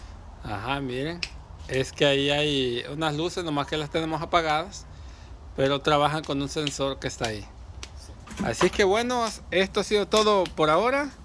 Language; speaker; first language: Spanish; native; Spanish